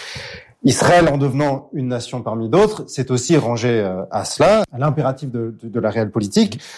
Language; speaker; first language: French; native; French